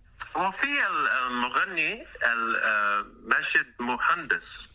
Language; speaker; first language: Arabic; non-native, learner; English